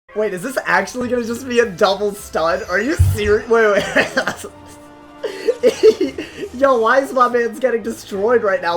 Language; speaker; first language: English; native; English